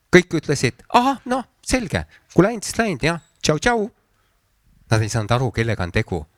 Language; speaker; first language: Estonian; native; Estonian